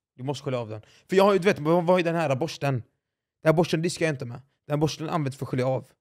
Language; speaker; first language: Swedish; early bilingual, other home language; Arabic